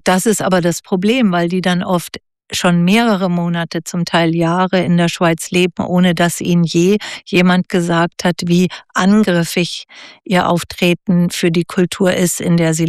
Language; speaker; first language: German; native; German